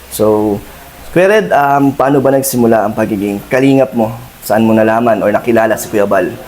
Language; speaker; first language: Filipino; native; Filipino